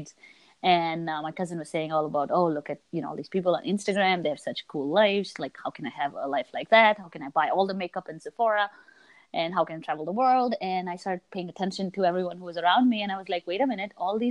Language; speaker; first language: English; non-native, local second language; Hindi